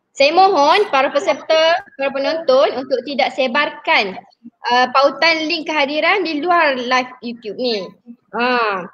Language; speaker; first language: Malay; native; Malay